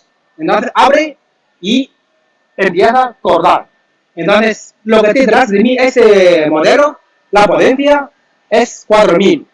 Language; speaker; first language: Spanish; non-native, learner; Chinese